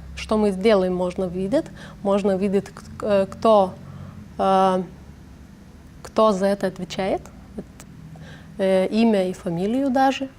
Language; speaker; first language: Russian; non-native, learner; Lithuanian